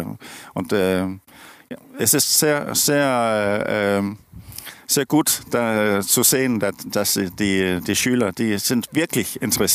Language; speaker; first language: German; non-native, learner; Danish